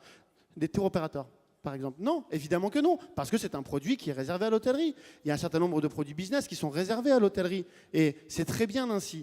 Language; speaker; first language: French; native; French